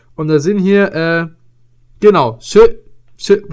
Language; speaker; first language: German; native; German